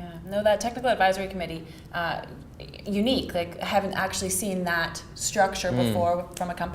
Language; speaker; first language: English; native; English